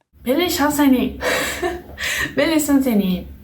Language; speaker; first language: Korean; non-native, learner; Portuguese